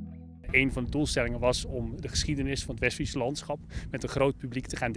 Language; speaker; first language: Dutch; native; Dutch